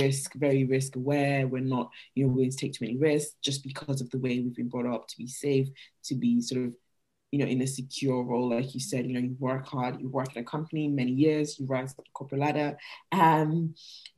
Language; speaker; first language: English; non-native, local second language; Yoruba